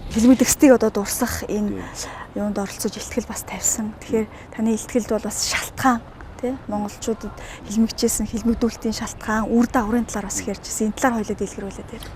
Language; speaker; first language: Mongolian; native; Mongolian